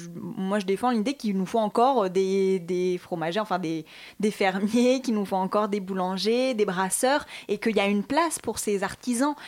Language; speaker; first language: French; native; French